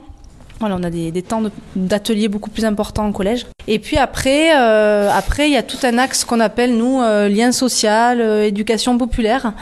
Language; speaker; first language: French; native; French